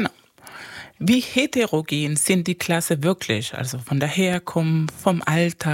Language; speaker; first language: German; non-native, fluent; Spanish